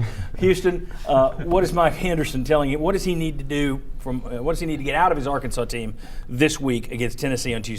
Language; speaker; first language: English; native; English